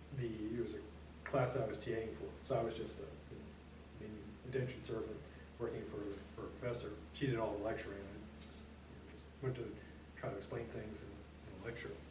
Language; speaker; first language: English; native; English